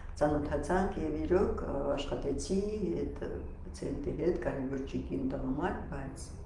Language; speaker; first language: Armenian; non-native, local second language; Russian